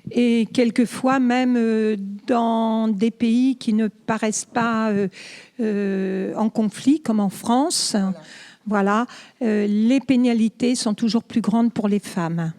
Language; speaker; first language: French; native; French